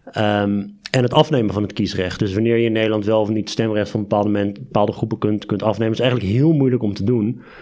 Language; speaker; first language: Dutch; native; Dutch